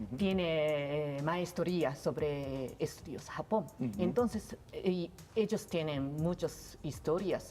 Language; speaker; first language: Spanish; non-native, learner; Japanese